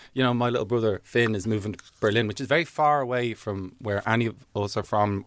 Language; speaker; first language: English; native; English